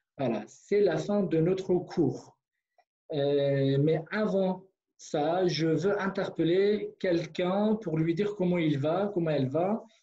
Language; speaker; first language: French; non-native, fluent; Kurdish